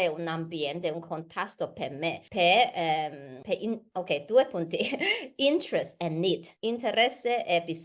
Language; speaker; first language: Italian; non-native, learner; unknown